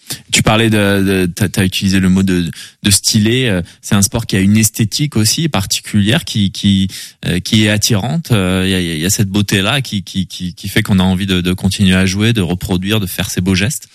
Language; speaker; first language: French; native; French